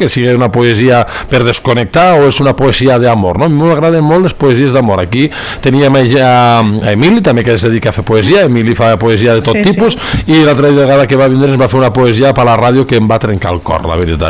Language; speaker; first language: Catalan; native; Catalan